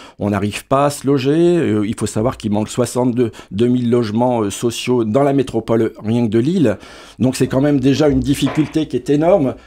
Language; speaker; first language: French; native; French